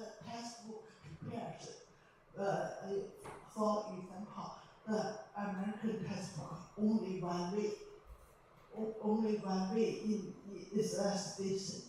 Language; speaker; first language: English; non-native, learner; Chinese